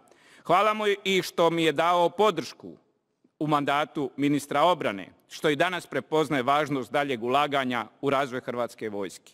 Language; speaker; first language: Bosnian; native; Bosnian